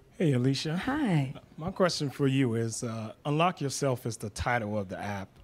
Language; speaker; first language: English; non-native, fluent; French